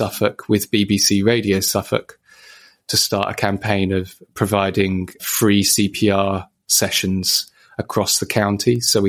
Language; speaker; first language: English; native; English